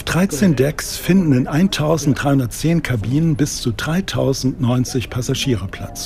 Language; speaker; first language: German; native; German